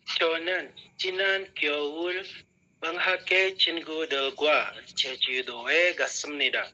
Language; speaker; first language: Korean; non-native, learner; Indonesian